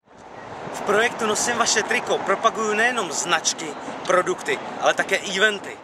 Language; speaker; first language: Czech; native; Czech